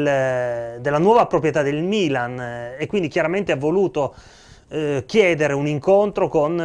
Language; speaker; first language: Italian; native; Italian